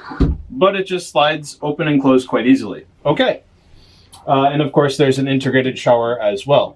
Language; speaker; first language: English; native; English